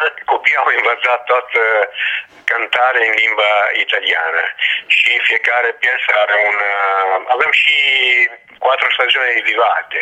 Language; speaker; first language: Romanian; non-native, learner; Italian